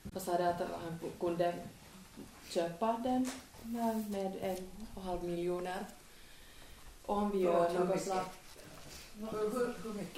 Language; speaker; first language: Swedish; non-native, local second language; Finnish